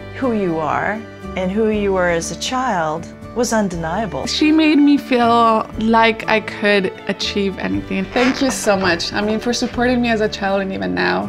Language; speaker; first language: English; early bilingual, other home language; Spanish